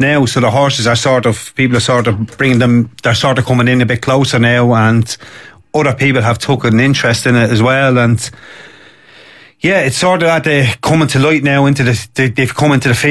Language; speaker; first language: English; native; English